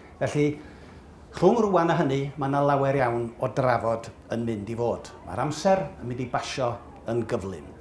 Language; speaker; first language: Welsh; native; Welsh